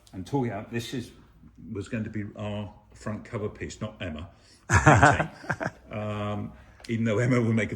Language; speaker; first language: English; native; English